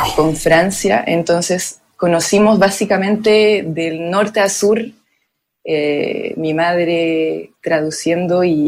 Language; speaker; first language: Spanish; early bilingual, other home language; French